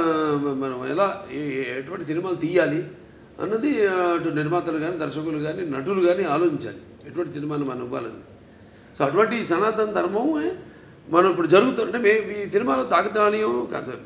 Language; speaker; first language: Telugu; native; Telugu